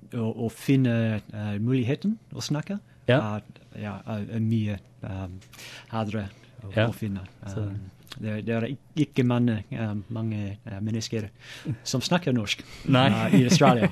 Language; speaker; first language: Norwegian; non-native, learner; English